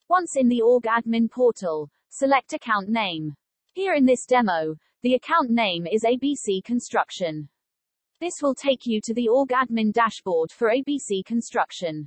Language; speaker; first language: English; native; English